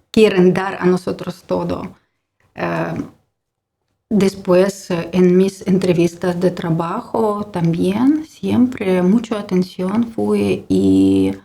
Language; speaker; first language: Spanish; non-native, learner; Ukrainian